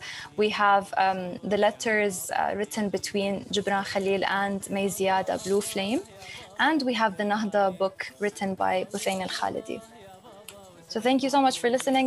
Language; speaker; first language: English; non-native, fluent; Arabic